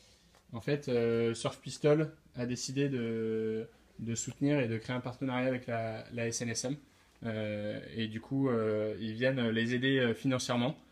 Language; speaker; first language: French; native; French